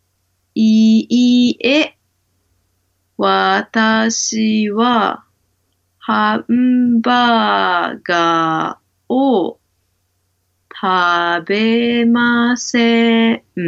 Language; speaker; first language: Japanese; non-native, learner; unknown